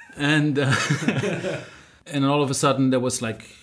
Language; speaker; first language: English; non-native, fluent; Dutch